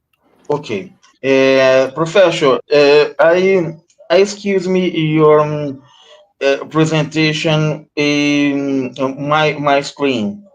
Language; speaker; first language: English; non-native, learner; Portuguese